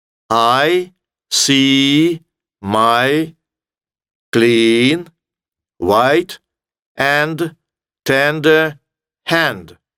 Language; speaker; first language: English; non-native, fluent; Russian